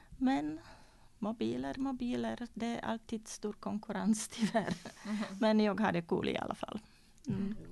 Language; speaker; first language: Swedish; non-native, fluent; Czech